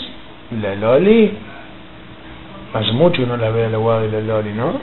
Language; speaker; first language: Spanish; native; Spanish